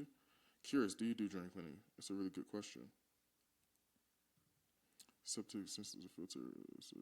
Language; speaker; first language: English; native; English